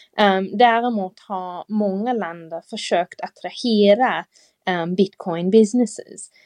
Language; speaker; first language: Swedish; non-native, fluent; English